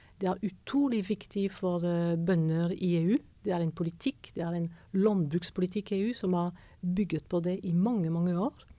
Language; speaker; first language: Norwegian; non-native, fluent; French